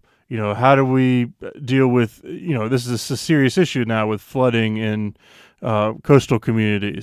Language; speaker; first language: English; native; English